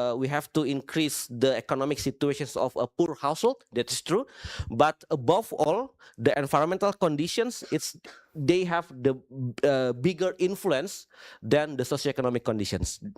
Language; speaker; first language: English; non-native, fluent; Indonesian